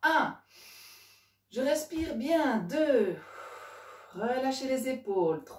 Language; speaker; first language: French; native; French